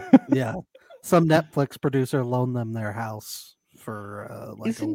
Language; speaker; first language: English; native; English